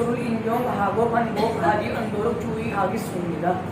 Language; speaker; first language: Korean; non-native, learner; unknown